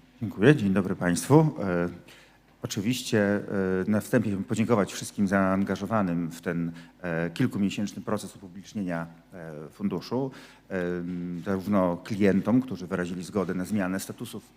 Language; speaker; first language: Polish; native; Polish